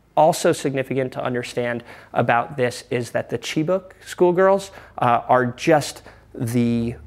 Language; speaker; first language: English; native; English